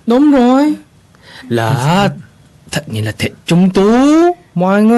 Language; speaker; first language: Vietnamese; early bilingual, heritage; Vietnamese